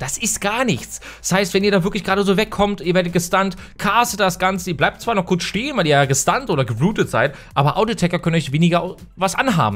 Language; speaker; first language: German; native; German